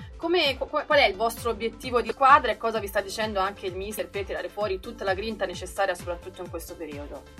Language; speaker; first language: Italian; native; Italian